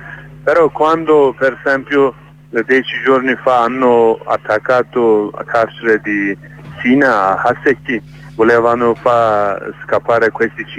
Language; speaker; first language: Italian; non-native, learner; Kurdish